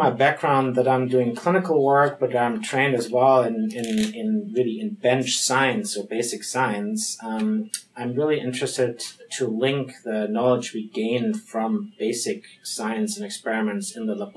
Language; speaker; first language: English; non-native, fluent; German